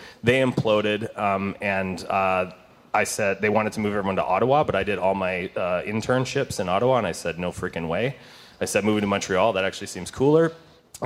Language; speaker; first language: English; native; English